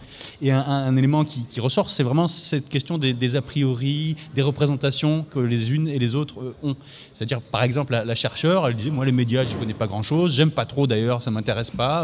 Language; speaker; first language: French; native; French